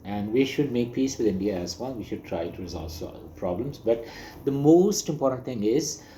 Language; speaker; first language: English; non-native, local second language; Urdu